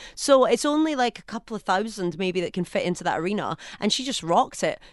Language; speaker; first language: English; native; English